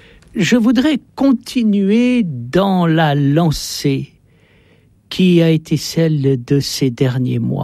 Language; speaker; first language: French; native; French